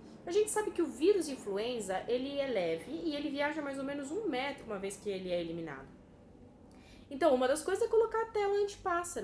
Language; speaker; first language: Portuguese; native; Portuguese